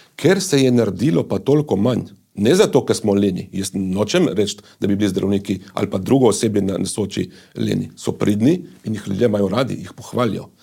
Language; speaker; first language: Slovenian; native; Slovenian